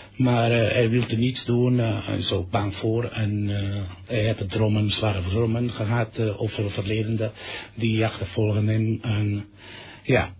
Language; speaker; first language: Dutch; non-native, fluent; Catalan